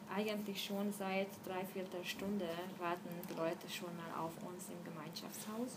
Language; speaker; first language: German; non-native, fluent; Hungarian